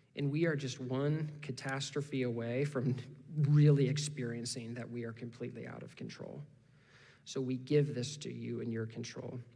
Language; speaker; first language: English; native; English